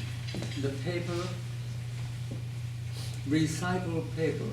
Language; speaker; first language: English; non-native, fluent; Japanese